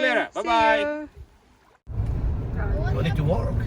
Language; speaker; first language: English; non-native, fluent; Arabic